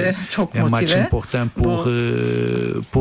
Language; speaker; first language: French; non-native, fluent; Portuguese